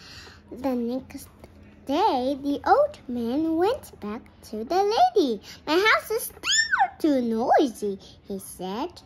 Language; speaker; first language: English; non-native, learner; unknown